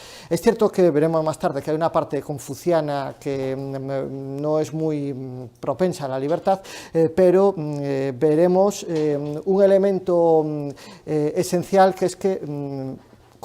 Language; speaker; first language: Spanish; native; Spanish